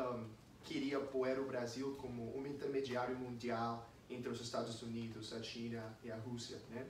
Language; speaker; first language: Portuguese; non-native, fluent; English